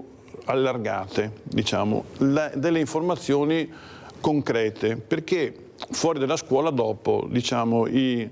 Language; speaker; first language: Italian; native; Italian